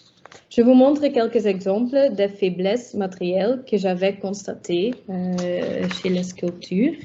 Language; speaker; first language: French; non-native, local second language; Dutch